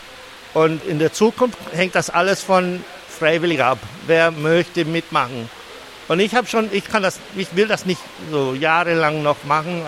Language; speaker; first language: German; non-native, fluent; English